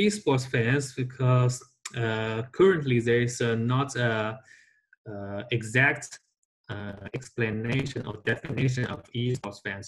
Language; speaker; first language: English; non-native, learner; Chinese